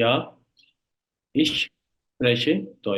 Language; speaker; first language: German; non-native, fluent; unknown